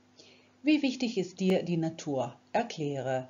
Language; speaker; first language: German; non-native, fluent; Croatian